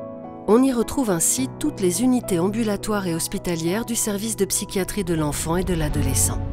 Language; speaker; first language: French; native; French